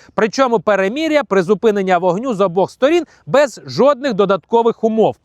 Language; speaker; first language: Ukrainian; native; Ukrainian